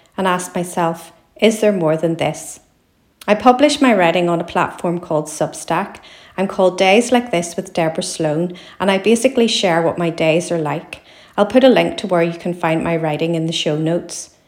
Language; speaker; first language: English; native; English